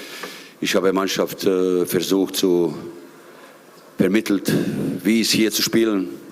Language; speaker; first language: German; non-native, fluent; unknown